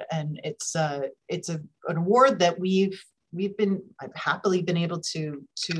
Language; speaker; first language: English; native; English